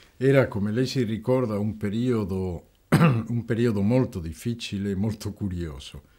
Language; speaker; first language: Italian; non-native, fluent; Spanish